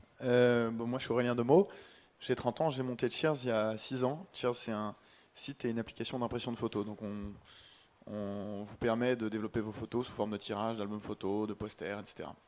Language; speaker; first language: French; native; French